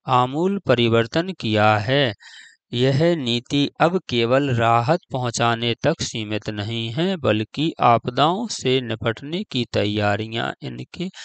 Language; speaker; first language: Hindi; native; Hindi